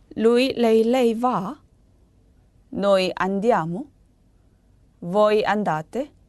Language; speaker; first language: Italian; non-native, fluent; Korean